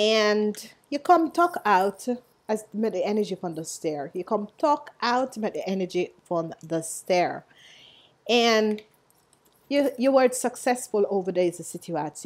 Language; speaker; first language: Dutch; non-native, learner; English